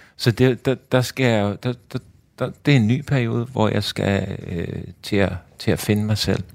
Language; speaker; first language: Danish; native; Danish